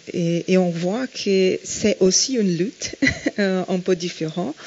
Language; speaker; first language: French; non-native, fluent; Portuguese